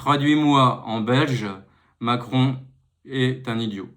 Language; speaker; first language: French; native; French